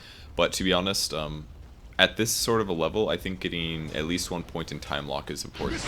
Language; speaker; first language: English; native; English